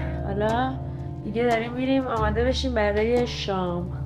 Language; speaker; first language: Persian; native; Persian